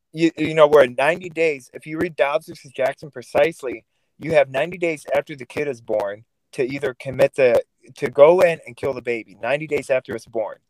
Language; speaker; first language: English; early bilingual, other home language; Russian